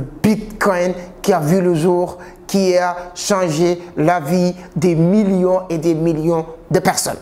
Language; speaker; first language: French; non-native, local second language; Wolof